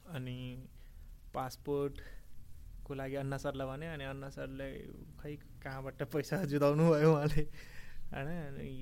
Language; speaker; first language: Nepali; early bilingual, heritage; Nepali